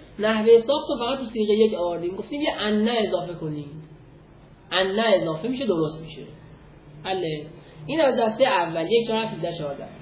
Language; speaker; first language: Persian; native; Persian